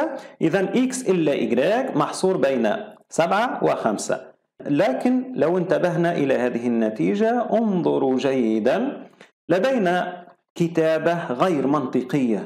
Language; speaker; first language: Arabic; native; Arabic